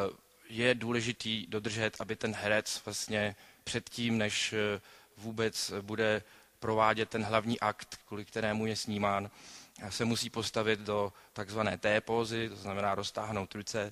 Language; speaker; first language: Czech; native; Czech